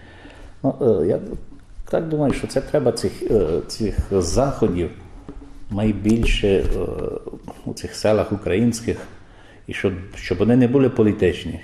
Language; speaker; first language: Ukrainian; early bilingual, heritage; Ukrainian